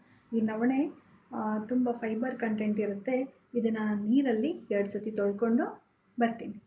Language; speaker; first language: Kannada; native; Kannada